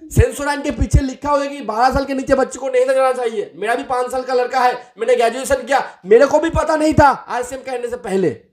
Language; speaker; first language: Hindi; non-native, local second language; Bangla